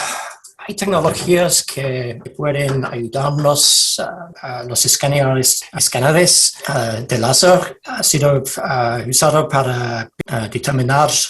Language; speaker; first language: Spanish; non-native, fluent; English